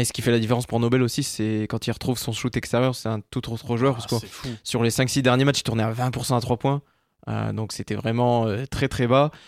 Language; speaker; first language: French; native; French